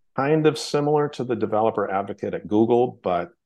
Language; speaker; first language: English; native; English